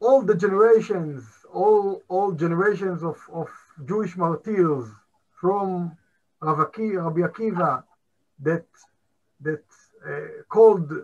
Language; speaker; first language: English; non-native, fluent; Hebrew